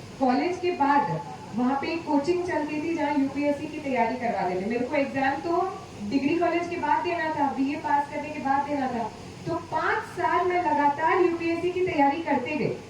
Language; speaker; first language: Hindi; non-native, local second language; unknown